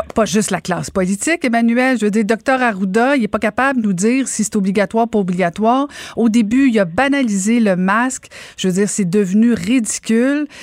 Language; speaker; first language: French; native; French